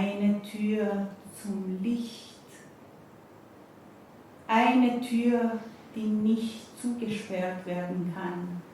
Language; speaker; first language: German; non-native, fluent; Persian